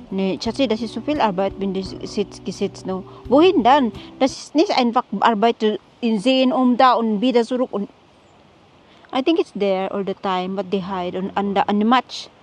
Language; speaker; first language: German; non-native, learner; Filipino